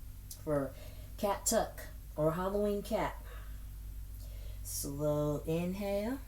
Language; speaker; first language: English; native; English